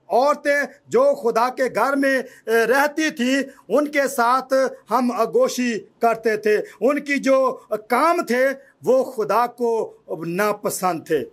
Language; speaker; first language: Urdu; non-native, local second language; Punjabi